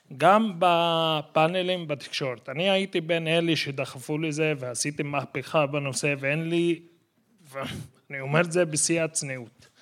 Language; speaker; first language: Hebrew; non-native, local second language; Arabic